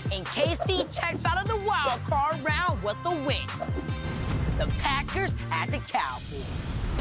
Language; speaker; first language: English; native; English